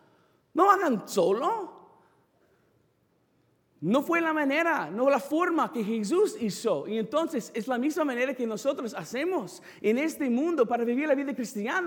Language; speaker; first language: Spanish; non-native, fluent; English